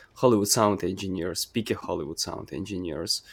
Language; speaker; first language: English; non-native, fluent; Ukrainian